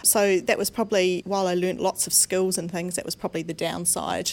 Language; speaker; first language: English; native; English